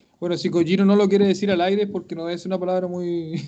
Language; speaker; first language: Spanish; native; Spanish